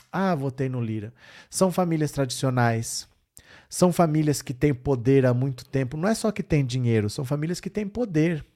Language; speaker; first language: Portuguese; native; Portuguese